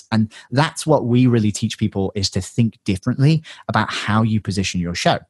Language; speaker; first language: English; native; English